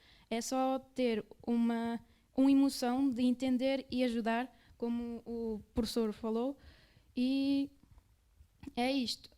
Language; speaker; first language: Portuguese; early bilingual, other home language; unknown